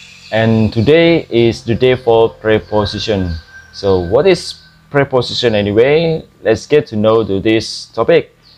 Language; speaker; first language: English; non-native, fluent; Indonesian